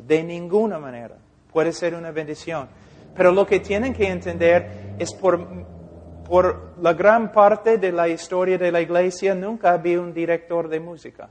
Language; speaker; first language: Spanish; non-native, fluent; English